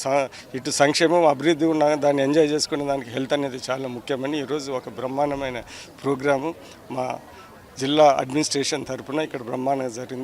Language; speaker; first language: Telugu; native; Telugu